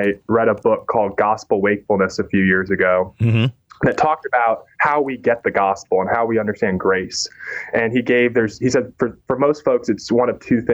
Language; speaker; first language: English; native; English